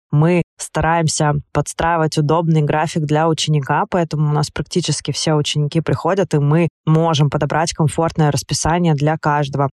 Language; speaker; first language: Russian; native; Russian